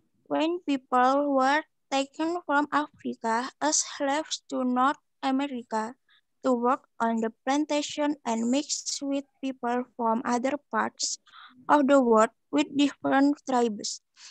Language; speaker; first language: English; non-native, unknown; Indonesian